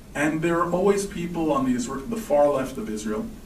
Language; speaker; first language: English; native; English